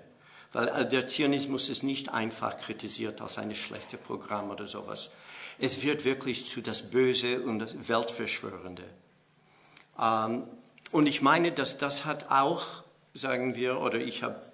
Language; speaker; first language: German; non-native, fluent; English